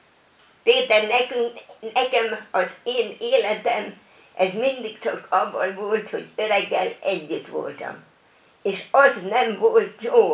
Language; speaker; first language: Hungarian; non-native, local second language; German